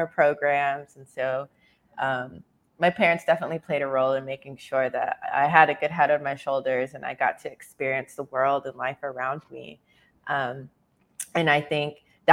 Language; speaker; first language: English; native; English